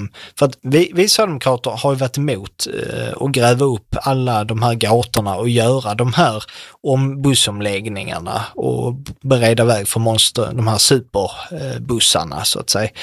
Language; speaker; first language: Swedish; native; Swedish